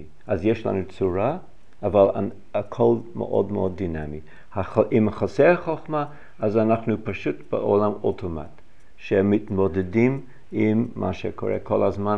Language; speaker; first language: Hebrew; non-native, fluent; English